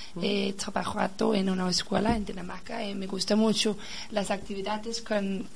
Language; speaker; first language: Spanish; non-native, learner; Danish